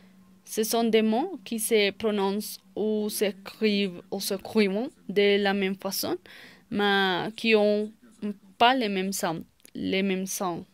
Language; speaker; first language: French; non-native, learner; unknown